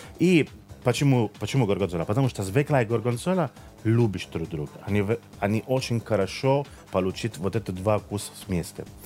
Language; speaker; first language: Russian; non-native, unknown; Italian